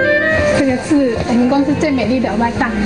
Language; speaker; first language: Chinese; native; Chinese